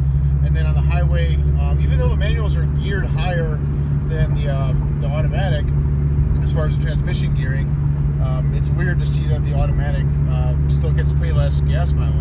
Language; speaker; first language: English; native; English